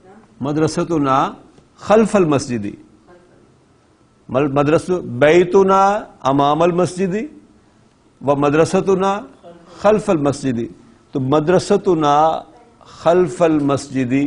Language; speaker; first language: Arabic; non-native, fluent; Urdu